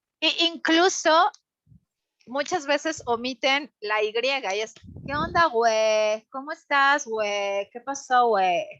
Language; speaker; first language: Spanish; native; Spanish